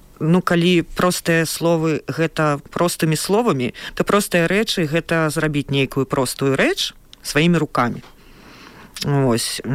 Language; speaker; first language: Belarusian; native; Belarusian